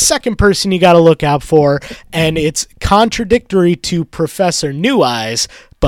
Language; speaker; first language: English; native; English